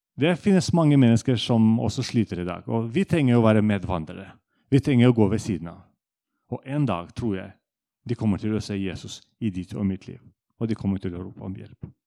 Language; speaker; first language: Norwegian; non-native, fluent; Russian